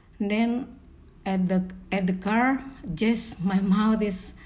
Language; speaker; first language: English; non-native, learner; Indonesian